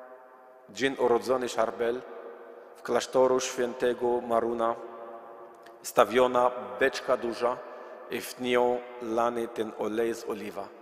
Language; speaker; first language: Polish; non-native, learner; Arabic